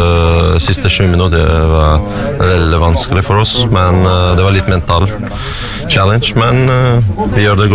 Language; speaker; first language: Norwegian; non-native, learner; Russian